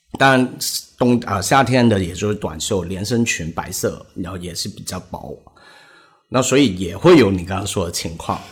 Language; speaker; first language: Chinese; non-native, local second language; Cantonese